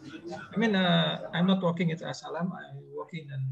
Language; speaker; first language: English; non-native, learner; Indonesian